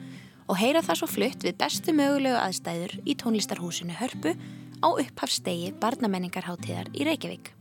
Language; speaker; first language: Icelandic; native; Icelandic